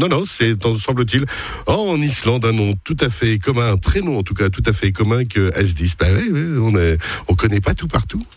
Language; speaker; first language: French; native; French